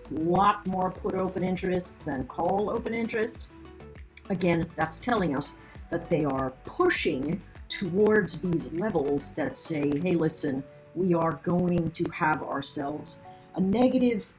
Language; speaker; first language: English; native; English